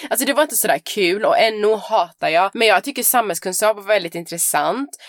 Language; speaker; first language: Swedish; early bilingual, other home language; Persian